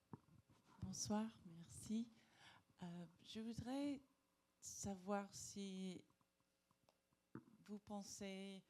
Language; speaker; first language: French; non-native, learner; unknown